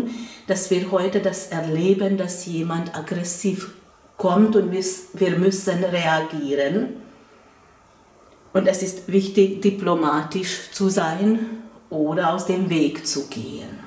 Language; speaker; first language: German; non-native, fluent; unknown